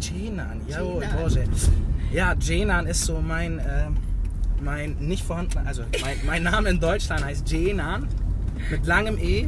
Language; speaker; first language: German; early bilingual, other home language; Bosnian